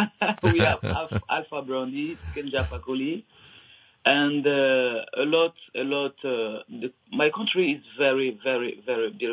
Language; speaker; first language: English; non-native, learner; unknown